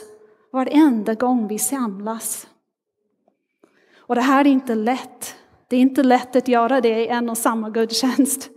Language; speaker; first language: Swedish; non-native, fluent; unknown